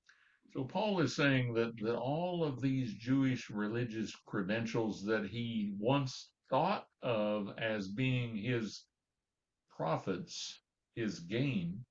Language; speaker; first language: English; native; English